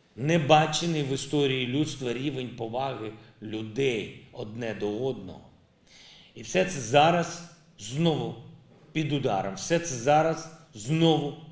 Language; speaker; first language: Ukrainian; non-native, local second language; Russian